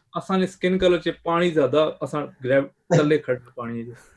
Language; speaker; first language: Punjabi; early bilingual, heritage; Punjabi